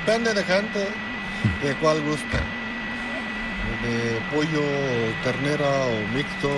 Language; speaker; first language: Spanish; non-native, learner; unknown